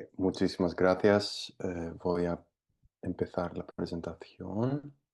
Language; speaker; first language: Spanish; non-native, fluent; Greek